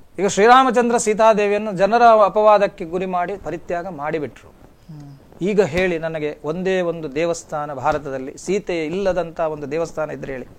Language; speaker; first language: Kannada; non-native, local second language; Konkani